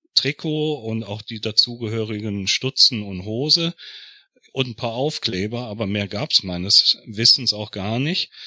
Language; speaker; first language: German; native; German